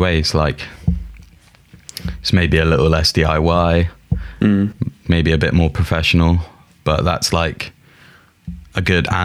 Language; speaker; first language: English; native; English